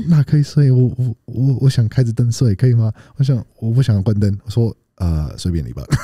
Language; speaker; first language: Chinese; early bilingual, heritage; Chinese